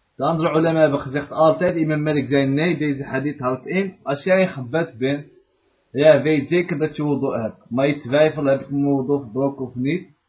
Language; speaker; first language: Dutch; early bilingual, other home language; Arabic